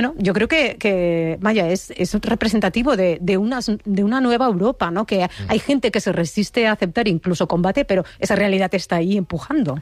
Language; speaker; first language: Spanish; native; Spanish